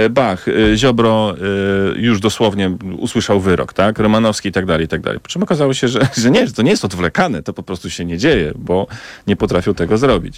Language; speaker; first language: Polish; native; Polish